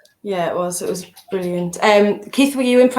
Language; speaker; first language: English; native; English